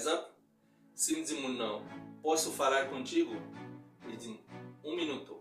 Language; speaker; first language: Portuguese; non-native, fluent; Haitian Creole